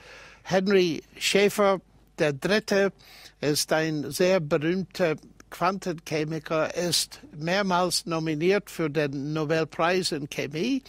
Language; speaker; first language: German; non-native, fluent; English